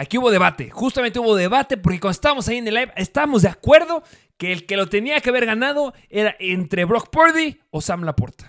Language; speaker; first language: Spanish; native; Spanish